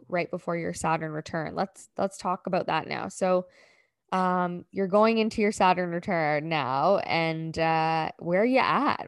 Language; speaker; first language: English; native; English